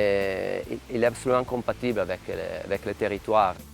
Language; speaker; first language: French; non-native, local second language; Italian